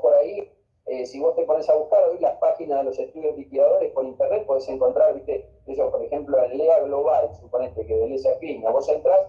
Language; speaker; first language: Spanish; native; Spanish